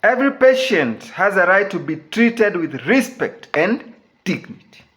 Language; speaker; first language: English; non-native, local second language; Swahili